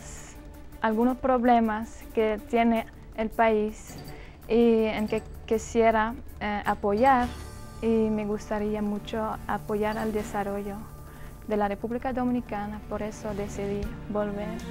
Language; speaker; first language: Spanish; non-native, fluent; Dutch